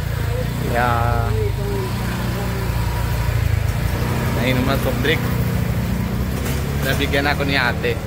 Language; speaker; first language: Filipino; non-native, fluent; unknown